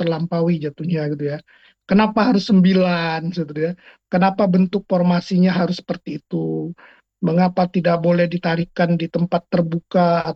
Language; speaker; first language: Indonesian; non-native, local second language; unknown